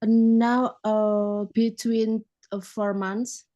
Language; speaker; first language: English; non-native, learner; Indonesian